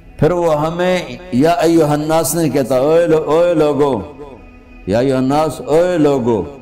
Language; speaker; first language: Urdu; non-native, local second language; Punjabi